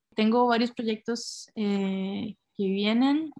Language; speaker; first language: Spanish; native; Spanish